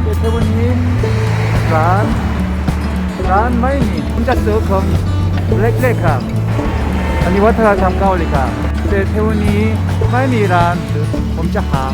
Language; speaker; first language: Thai; non-native, learner; Korean